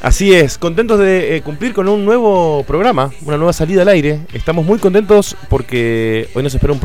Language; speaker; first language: Spanish; native; Spanish